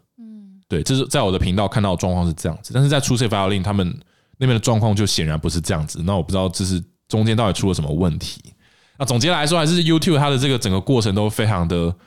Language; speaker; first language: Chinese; native; Chinese